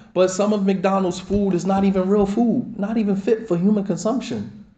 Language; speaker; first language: English; native; English